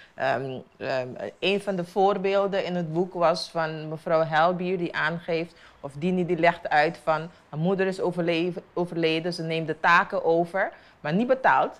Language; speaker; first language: Dutch; non-native, local second language; Papiamento